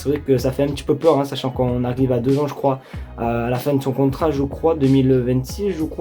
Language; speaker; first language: French; native; French